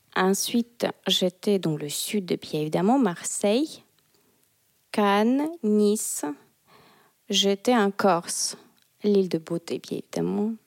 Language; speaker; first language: French; non-native, fluent; Russian